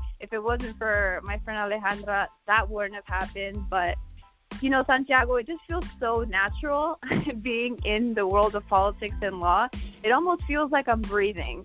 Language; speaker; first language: English; native; English